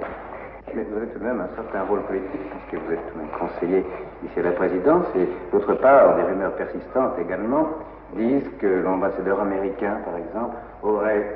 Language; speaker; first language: French; native; French